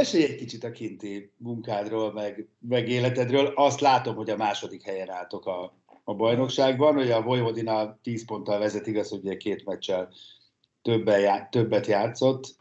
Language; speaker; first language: Hungarian; native; Hungarian